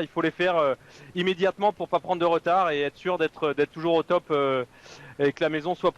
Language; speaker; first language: French; native; French